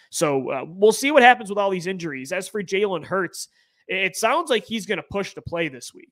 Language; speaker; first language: English; native; English